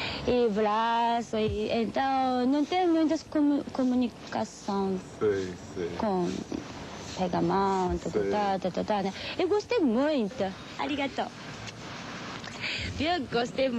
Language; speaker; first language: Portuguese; non-native, learner; Japanese